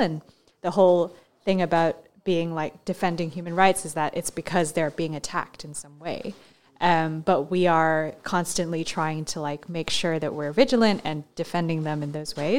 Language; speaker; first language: English; non-native, local second language; Cantonese